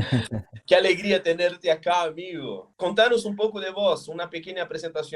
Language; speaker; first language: Spanish; non-native, fluent; Portuguese